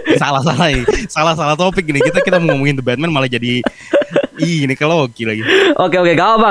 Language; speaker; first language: Indonesian; native; Indonesian